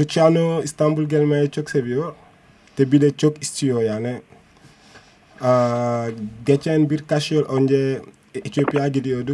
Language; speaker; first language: Turkish; non-native, learner; Wolof